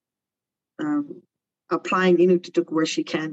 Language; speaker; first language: English; early bilingual, other home language; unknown